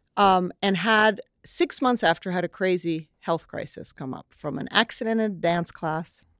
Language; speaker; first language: English; native; English